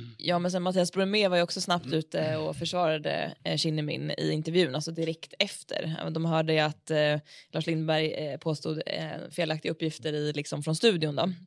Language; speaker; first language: Swedish; native; Swedish